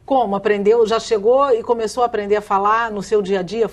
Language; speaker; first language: Portuguese; native; Portuguese